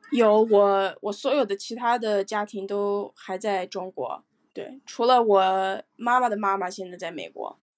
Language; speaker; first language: Chinese; early bilingual, heritage; Chinese